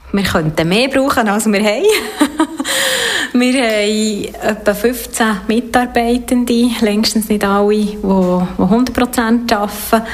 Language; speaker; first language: German; native; German